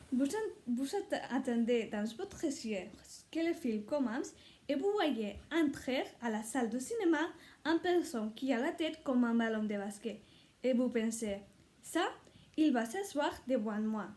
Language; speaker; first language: French; non-native, learner; Spanish